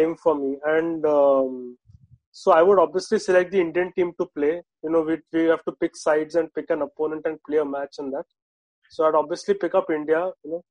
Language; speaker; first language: English; non-native, local second language; Marathi